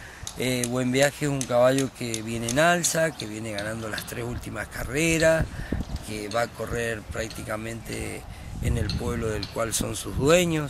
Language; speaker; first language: Spanish; native; Spanish